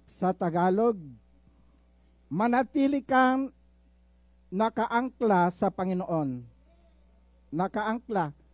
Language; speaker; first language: Filipino; non-native, local second language; Iloko